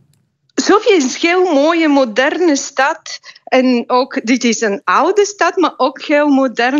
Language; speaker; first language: Dutch; non-native, fluent; Bulgarian